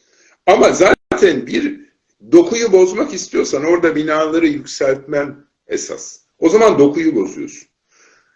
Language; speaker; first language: Turkish; native; Turkish